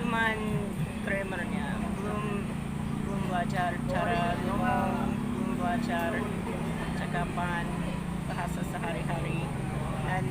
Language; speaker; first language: Indonesian; non-native, fluent; English